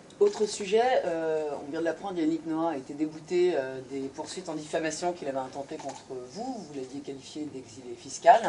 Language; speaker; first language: French; native; French